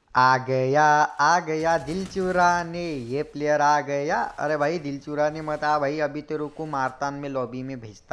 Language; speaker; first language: Hindi; non-native, local second language; Marathi